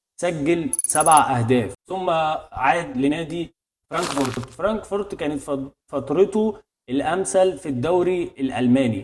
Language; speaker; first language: Arabic; native; Arabic